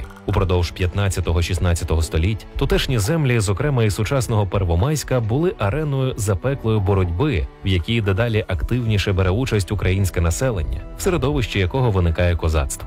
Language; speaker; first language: Ukrainian; native; Ukrainian